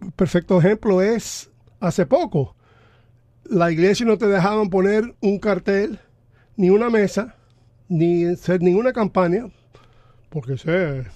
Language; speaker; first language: Spanish; early bilingual, heritage; Spanish